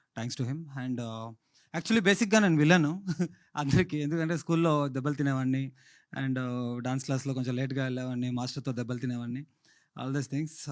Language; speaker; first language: Telugu; native; Telugu